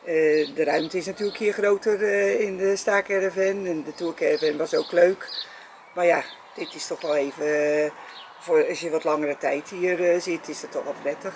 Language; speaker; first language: Dutch; native; Dutch